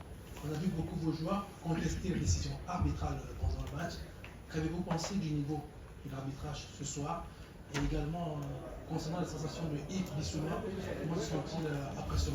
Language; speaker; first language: French; native; French